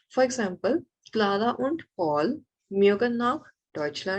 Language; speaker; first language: German; non-native, fluent; Malayalam